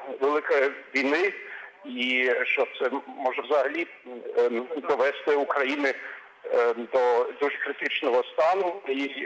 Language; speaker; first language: Ukrainian; non-native, fluent; German